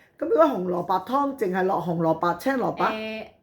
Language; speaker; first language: Cantonese; native; Cantonese